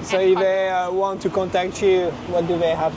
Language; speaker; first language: English; non-native, fluent; French